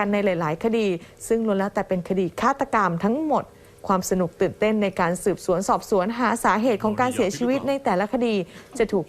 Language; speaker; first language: Thai; native; Thai